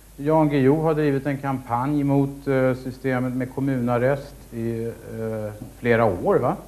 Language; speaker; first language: Swedish; native; Swedish